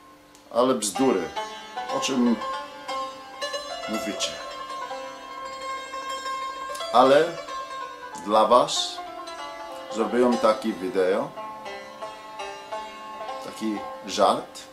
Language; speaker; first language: Polish; early bilingual, heritage; English